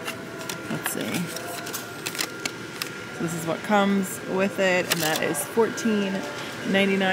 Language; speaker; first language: English; native; English